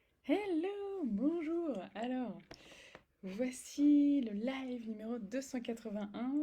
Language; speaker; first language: French; native; French